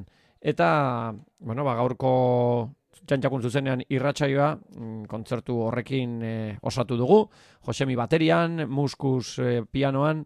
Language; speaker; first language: Basque; native; Basque